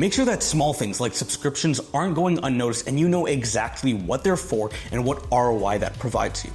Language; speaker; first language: English; native; English